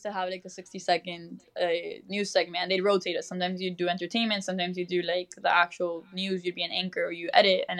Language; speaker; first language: English; early bilingual, other home language; Spanish